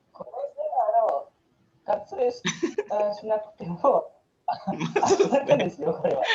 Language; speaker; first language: Japanese; non-native, learner; Indonesian